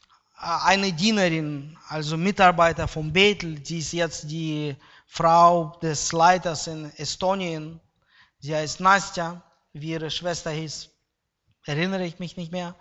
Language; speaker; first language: German; non-native, fluent; Russian